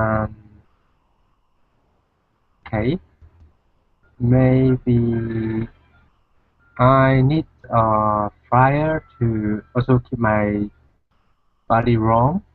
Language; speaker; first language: English; non-native, learner; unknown